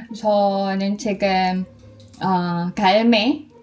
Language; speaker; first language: Korean; non-native, learner; Filipino